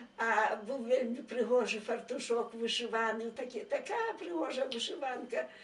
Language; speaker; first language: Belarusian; native; Belarusian